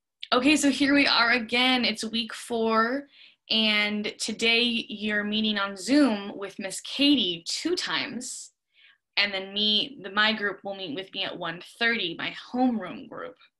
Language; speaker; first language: English; native; English